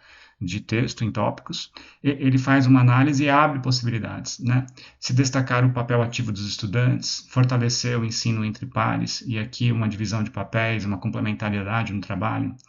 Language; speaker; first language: Portuguese; native; Portuguese